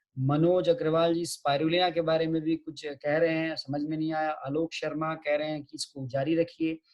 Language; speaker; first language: Hindi; native; Hindi